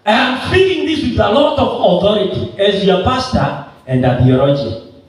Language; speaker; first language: English; non-native, local second language; Swahili